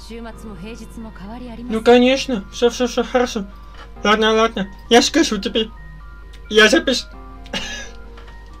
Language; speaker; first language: Russian; non-native, learner; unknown